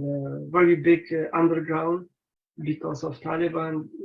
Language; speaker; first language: English; non-native, learner; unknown